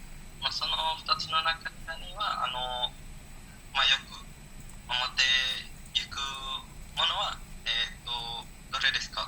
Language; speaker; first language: Japanese; non-native, learner; Indonesian